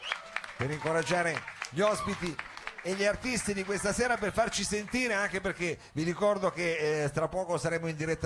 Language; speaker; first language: Italian; native; Italian